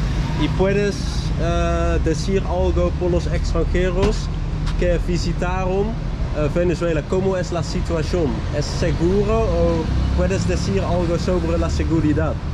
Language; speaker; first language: Spanish; non-native, learner; Dutch